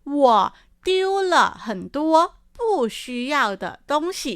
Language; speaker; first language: Chinese; non-native, fluent; Thai